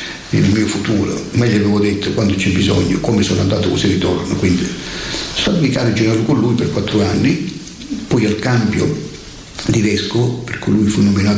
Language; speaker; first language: Italian; native; Italian